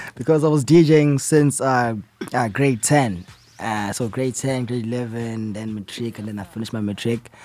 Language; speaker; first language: English; non-native, local second language; Zulu